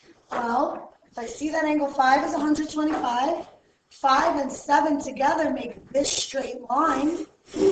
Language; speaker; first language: English; native; English